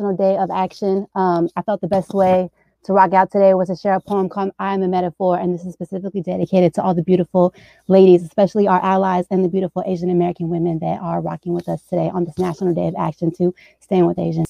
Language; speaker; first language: English; native; English